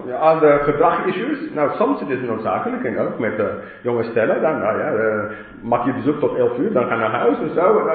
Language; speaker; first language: Dutch; non-native, fluent; English